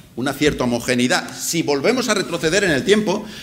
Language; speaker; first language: Spanish; native; Spanish